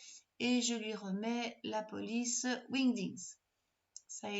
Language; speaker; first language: French; native; French